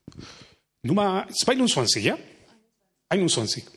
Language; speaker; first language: German; non-native, fluent; Spanish